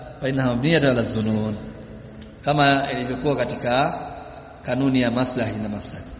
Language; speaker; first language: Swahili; native; Swahili